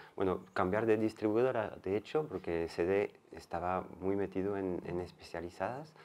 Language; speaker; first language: Spanish; non-native, fluent; French